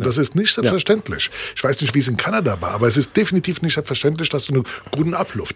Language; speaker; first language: German; native; German